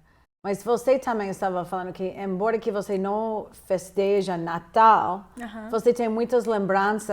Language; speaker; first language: Portuguese; non-native, fluent; English